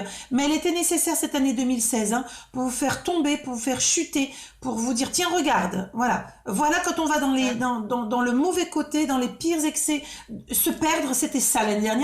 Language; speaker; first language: French; native; French